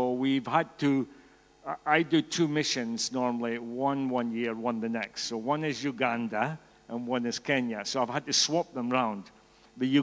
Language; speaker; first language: English; native; English